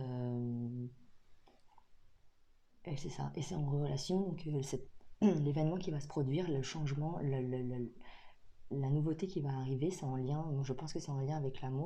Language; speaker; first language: French; native; French